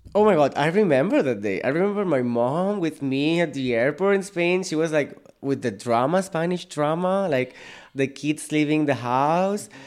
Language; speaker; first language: English; non-native, fluent; Spanish